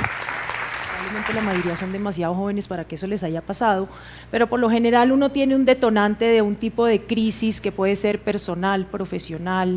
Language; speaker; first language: Spanish; native; Spanish